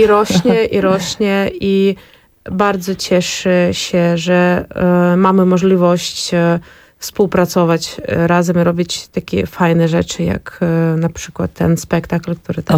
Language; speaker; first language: Polish; non-native, learner; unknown